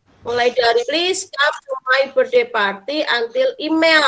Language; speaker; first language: English; non-native, fluent; Indonesian